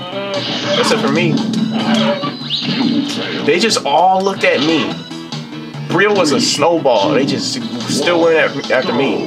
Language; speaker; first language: English; native; English